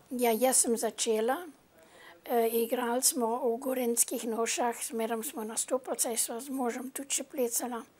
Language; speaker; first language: Slovenian; early bilingual, heritage; Slovenian